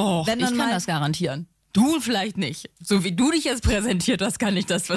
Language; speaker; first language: German; native; German